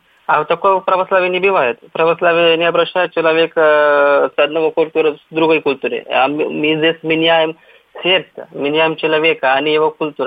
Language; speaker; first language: Russian; non-native, fluent; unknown